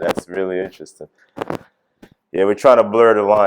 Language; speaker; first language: English; native; English